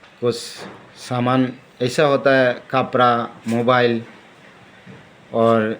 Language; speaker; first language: Hindi; non-native, learner; Bangla